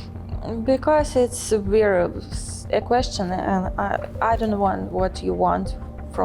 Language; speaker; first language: English; non-native, learner; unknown